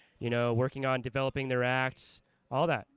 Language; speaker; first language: English; native; English